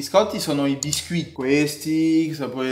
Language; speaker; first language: Italian; early bilingual, heritage; Italian